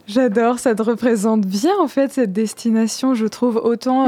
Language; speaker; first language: French; native; French